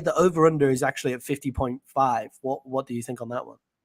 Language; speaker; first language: English; native; English